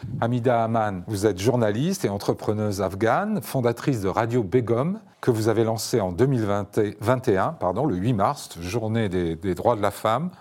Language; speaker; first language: French; native; French